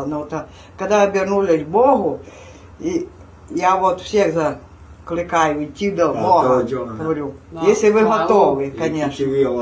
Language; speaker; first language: Russian; non-native, local second language; Ukrainian